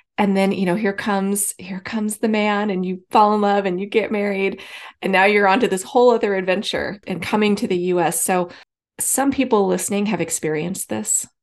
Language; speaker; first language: English; native; English